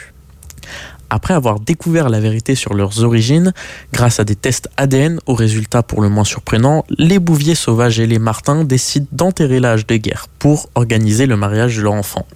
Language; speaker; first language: French; native; French